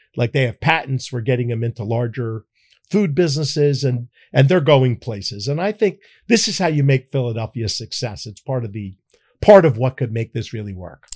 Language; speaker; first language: English; native; English